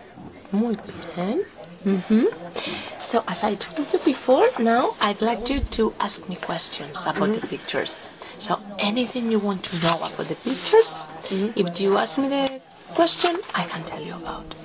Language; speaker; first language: English; non-native, fluent; Spanish